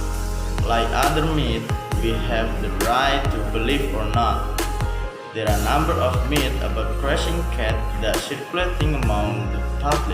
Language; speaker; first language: English; non-native, learner; Indonesian